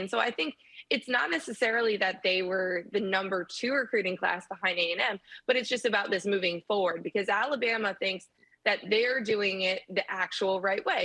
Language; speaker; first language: English; native; English